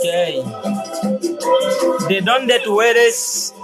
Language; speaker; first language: Spanish; non-native, learner; Haitian Creole